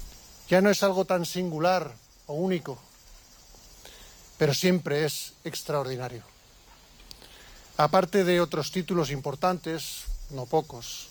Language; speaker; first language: Spanish; native; Spanish